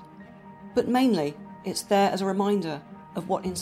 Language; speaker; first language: English; native; English